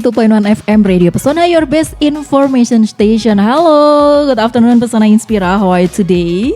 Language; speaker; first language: English; non-native, learner; Indonesian